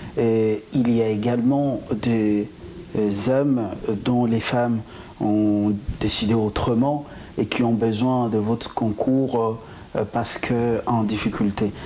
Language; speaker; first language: French; non-native, local second language; Lingala